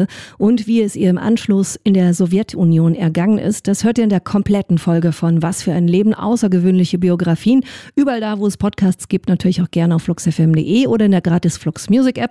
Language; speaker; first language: German; native; German